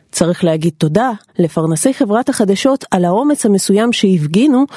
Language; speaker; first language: Hebrew; non-native, fluent; Russian